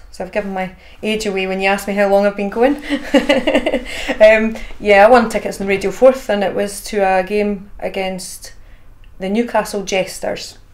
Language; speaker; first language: English; native; English